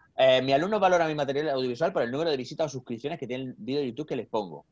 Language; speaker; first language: Spanish; native; Spanish